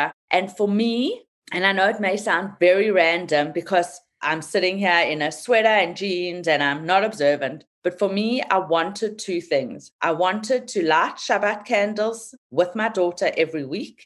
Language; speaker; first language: English; native; English